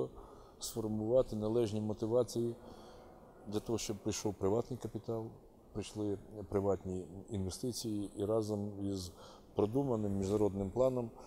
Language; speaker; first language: Ukrainian; native; Ukrainian